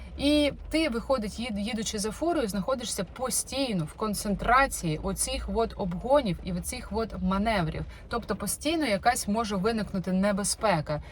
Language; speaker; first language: Ukrainian; non-native, local second language; Russian